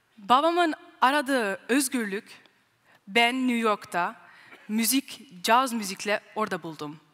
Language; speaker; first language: Turkish; early bilingual, heritage; Turkish